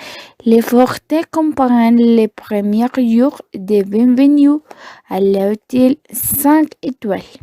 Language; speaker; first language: French; non-native, learner; Spanish